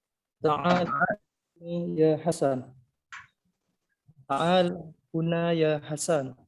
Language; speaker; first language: Arabic; non-native, learner; Indonesian